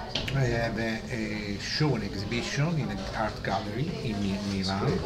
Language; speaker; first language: English; non-native, learner; Italian